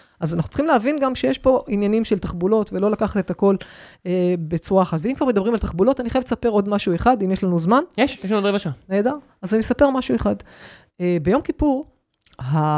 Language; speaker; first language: Hebrew; native; Hebrew